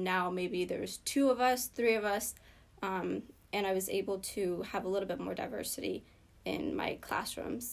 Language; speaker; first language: English; early bilingual, other home language; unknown